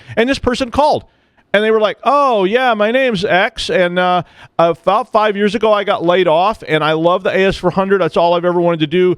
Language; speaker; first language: English; native; English